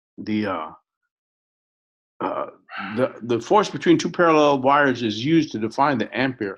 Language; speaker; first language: English; native; English